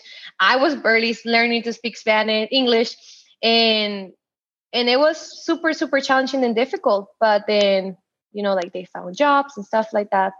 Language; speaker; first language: English; non-native, fluent; Spanish